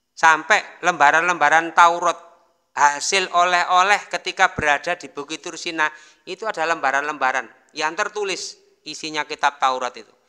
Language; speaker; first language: Indonesian; non-native, local second language; Javanese